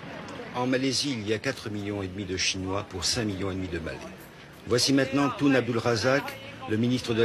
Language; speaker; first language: French; native; French